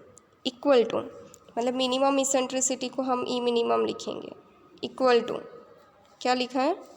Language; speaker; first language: Hindi; native; Hindi